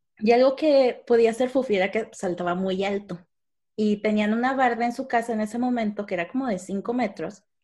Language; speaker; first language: Spanish; native; Spanish